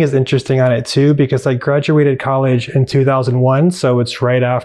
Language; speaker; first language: English; native; English